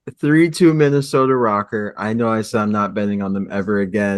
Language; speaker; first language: English; native; English